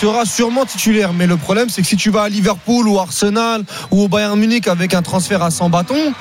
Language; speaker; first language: French; native; French